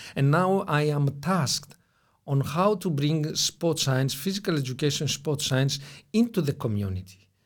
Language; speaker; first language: English; non-native, fluent; Greek